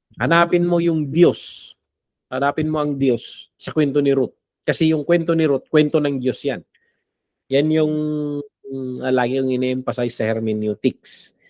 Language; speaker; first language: Filipino; non-native, local second language; Iloko